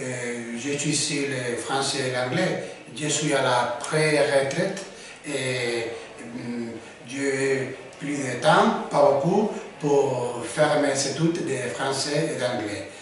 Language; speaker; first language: French; non-native, learner; Spanish